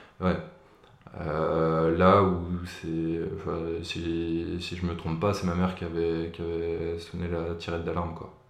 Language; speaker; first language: French; native; French